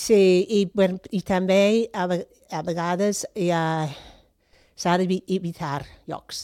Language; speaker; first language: Catalan; non-native, fluent; English